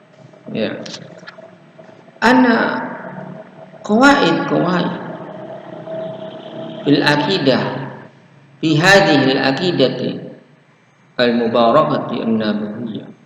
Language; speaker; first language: Arabic; non-native, fluent; Indonesian